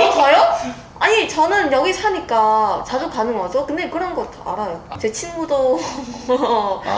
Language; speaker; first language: Korean; non-native, fluent; Vietnamese